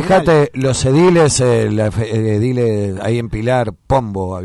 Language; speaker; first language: Spanish; native; Spanish